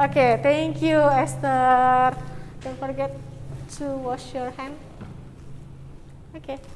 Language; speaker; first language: English; non-native, local second language; Indonesian